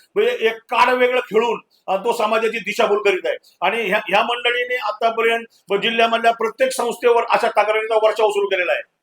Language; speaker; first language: Marathi; native; Marathi